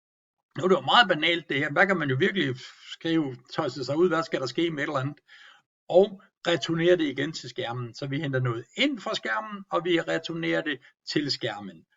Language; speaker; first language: Danish; native; Danish